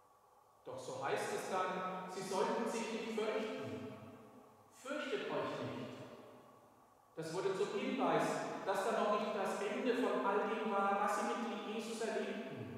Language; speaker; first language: German; native; German